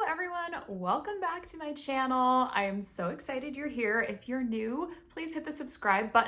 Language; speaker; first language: English; native; English